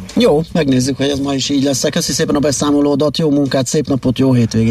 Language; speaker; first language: Hungarian; native; Hungarian